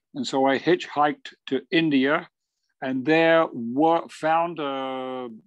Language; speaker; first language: English; native; English